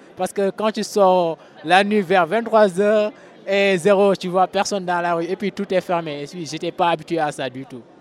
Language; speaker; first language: French; non-native, local second language; Wolof